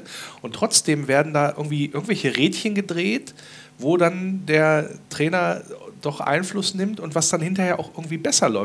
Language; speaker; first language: German; native; German